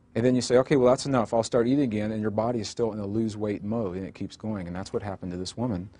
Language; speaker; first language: English; native; English